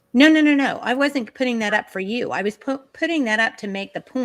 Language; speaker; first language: English; native; English